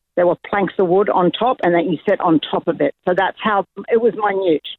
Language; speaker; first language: English; native; English